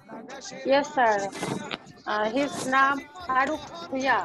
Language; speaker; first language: English; non-native, learner; Bangla